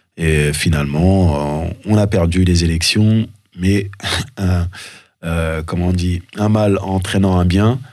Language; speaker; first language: French; early bilingual, other home language; Soninke